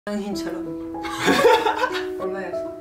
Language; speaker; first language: Korean; non-native, learner; French